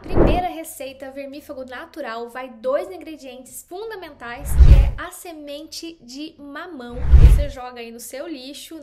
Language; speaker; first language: Portuguese; native; Portuguese